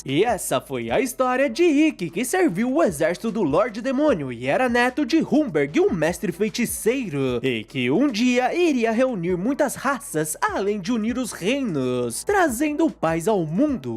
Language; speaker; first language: Portuguese; native; Portuguese